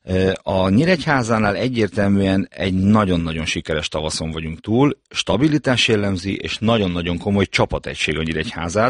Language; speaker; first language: Hungarian; native; Hungarian